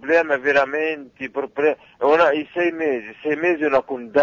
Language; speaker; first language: Italian; non-native, local second language; Arabic